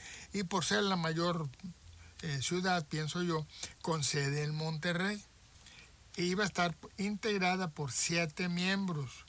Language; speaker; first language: Spanish; native; Spanish